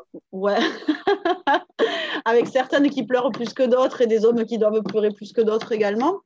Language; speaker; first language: French; native; French